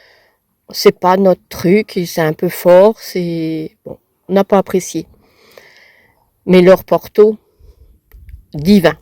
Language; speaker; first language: French; native; French